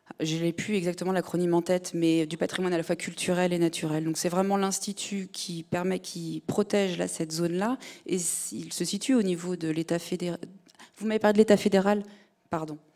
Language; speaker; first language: French; native; French